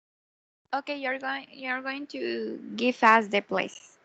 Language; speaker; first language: English; non-native, learner; Spanish